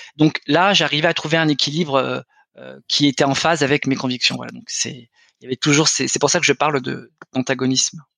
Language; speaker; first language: French; native; French